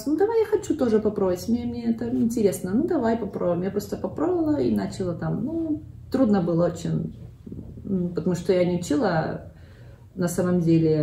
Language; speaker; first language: Russian; early bilingual, heritage; Russian